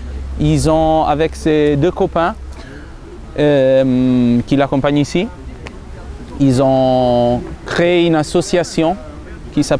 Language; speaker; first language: French; non-native, fluent; Italian